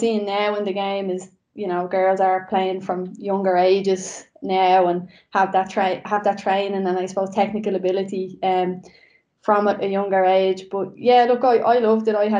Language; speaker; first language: English; native; English